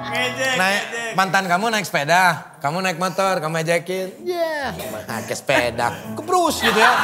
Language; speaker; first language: Indonesian; native; Indonesian